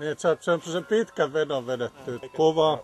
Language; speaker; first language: Finnish; native; Finnish